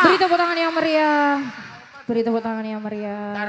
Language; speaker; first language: Indonesian; native; Indonesian